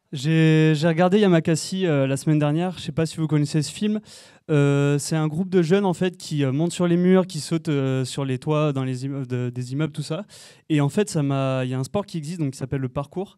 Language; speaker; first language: French; native; French